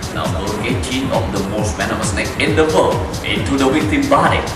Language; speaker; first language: English; non-native, learner; Thai